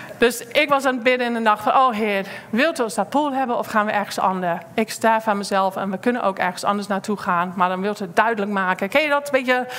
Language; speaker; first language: Dutch; non-native, fluent; English